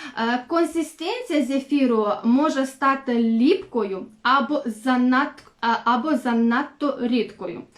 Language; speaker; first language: Ukrainian; non-native, local second language; Russian